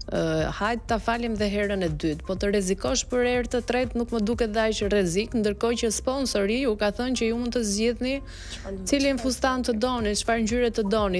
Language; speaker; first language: Albanian; native; Albanian